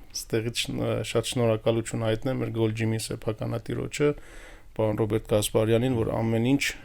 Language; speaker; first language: Armenian; early bilingual, heritage; Armenian